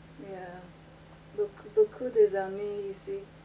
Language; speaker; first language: French; non-native, learner; English